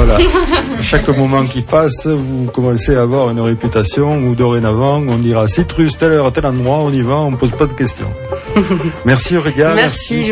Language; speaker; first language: French; native; French